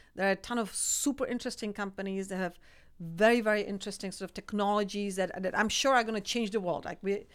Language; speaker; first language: English; non-native, fluent; Czech